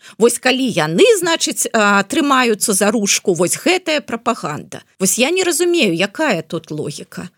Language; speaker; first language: Belarusian; non-native, local second language; Russian